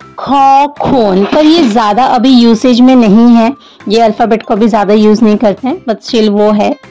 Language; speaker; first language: Hindi; native; Hindi